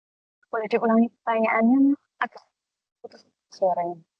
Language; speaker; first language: Indonesian; native; Indonesian